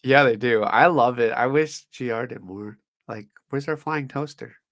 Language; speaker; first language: English; native; English